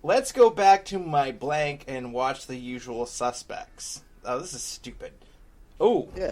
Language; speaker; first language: English; native; English